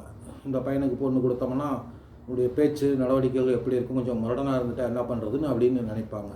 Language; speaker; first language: Tamil; native; Tamil